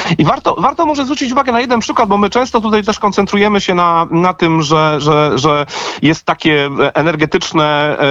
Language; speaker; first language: Polish; native; Polish